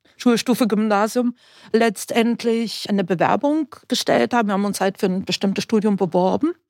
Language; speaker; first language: German; native; German